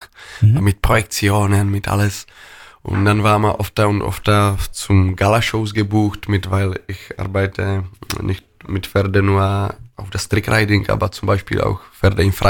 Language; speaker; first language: German; non-native, learner; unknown